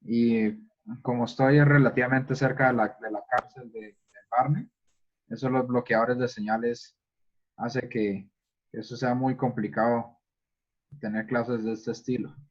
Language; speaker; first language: Spanish; native; Spanish